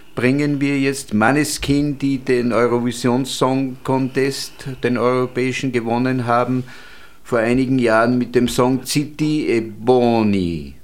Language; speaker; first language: German; native; German